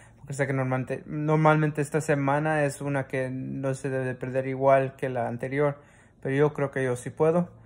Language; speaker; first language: Spanish; early bilingual, heritage; Spanish